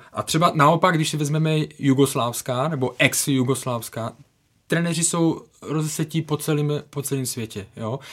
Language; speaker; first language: Czech; native; Czech